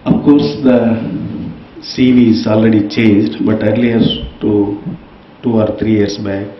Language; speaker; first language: English; non-native, local second language; Kannada